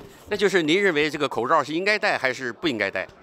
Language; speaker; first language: Chinese; native; Chinese